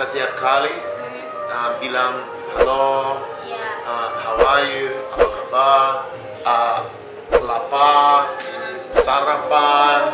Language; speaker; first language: Indonesian; non-native, learner; English